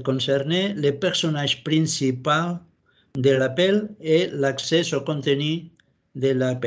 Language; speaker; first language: French; non-native, learner; Catalan